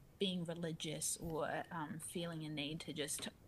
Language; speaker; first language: English; native; English